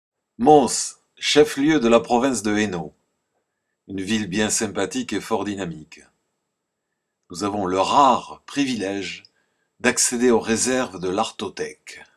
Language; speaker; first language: French; native; French